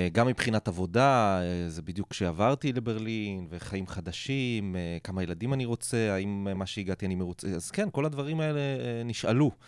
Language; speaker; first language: Hebrew; non-native, local second language; Arabic